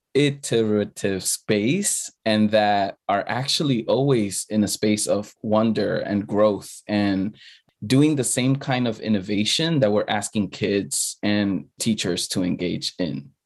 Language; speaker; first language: English; early bilingual, other home language; Spanish